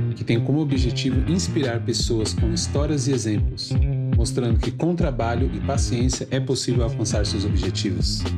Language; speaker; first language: Portuguese; native; Portuguese